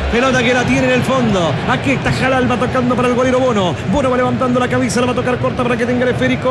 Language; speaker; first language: Spanish; native; Spanish